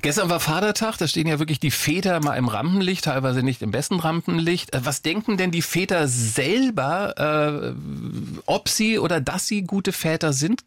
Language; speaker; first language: German; native; German